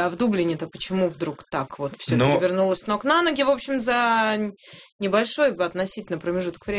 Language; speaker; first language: Russian; native; Russian